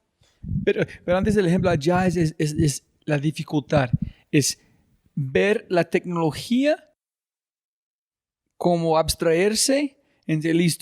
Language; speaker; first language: Spanish; non-native, fluent; English